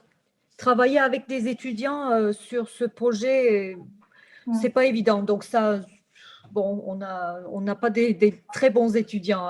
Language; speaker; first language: French; non-native, fluent; Turkish